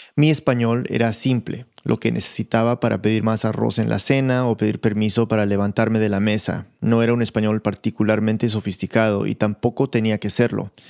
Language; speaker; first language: Spanish; early bilingual, heritage; Spanish